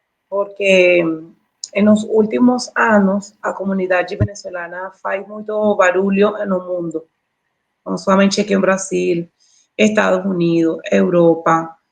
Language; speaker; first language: Portuguese; non-native, learner; Spanish